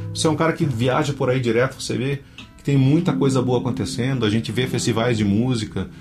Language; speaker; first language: Portuguese; native; Portuguese